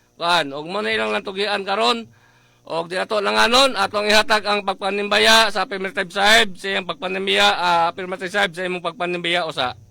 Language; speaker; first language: Cebuano; native; Cebuano